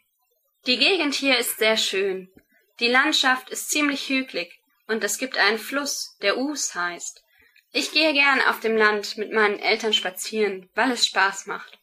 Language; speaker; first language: German; non-native, learner; English